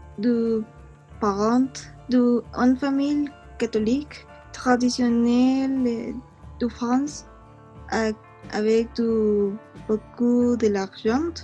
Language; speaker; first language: French; non-native, learner; Spanish